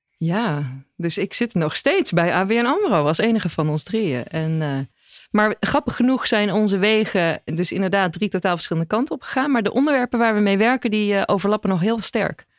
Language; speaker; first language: Dutch; native; Dutch